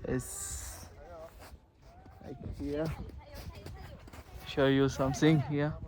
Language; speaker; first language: English; non-native, learner; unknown